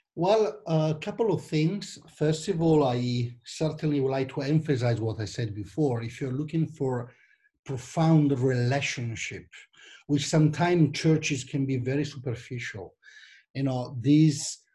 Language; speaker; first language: English; non-native, fluent; Italian